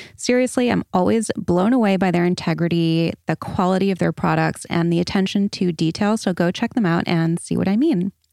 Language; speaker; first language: English; native; English